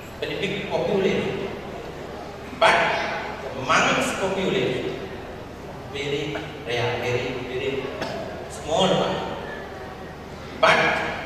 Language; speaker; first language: English; non-native, learner; Sinhala